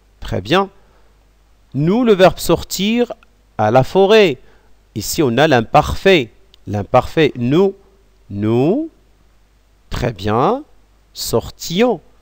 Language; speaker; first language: French; non-native, local second language; Arabic